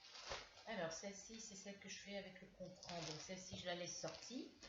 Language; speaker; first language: French; native; French